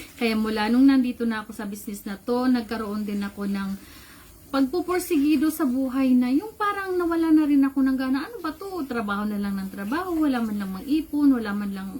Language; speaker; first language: Filipino; non-native, local second language; Cebuano